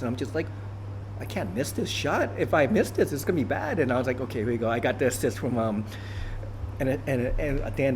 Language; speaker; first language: English; early bilingual, other home language; Thai